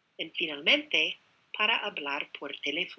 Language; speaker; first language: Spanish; non-native, fluent; English